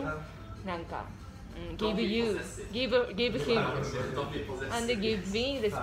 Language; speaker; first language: English; non-native, learner; Japanese